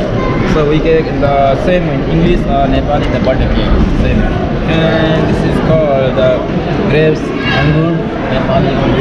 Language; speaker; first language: English; non-native, learner; Nepali